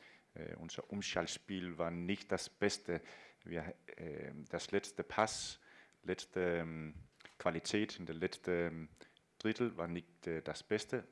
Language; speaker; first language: German; non-native, fluent; Danish